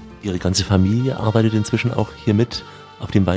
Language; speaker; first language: German; native; German